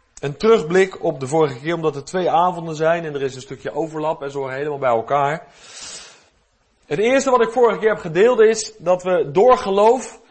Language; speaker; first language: Dutch; native; Dutch